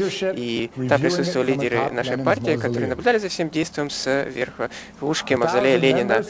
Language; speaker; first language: Russian; native; Russian